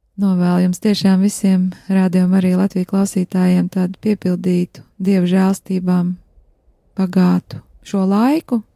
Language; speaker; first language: Latvian; native; Latvian